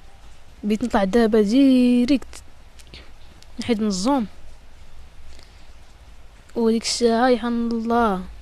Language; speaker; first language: Arabic; native; Arabic